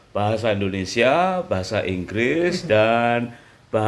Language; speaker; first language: Indonesian; native; Indonesian